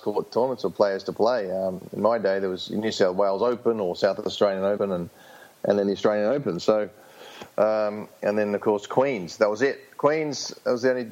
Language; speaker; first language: English; native; English